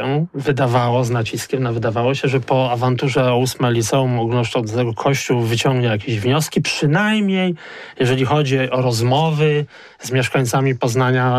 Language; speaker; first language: Polish; native; Polish